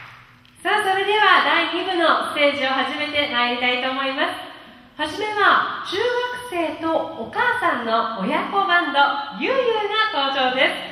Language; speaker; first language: Japanese; native; Japanese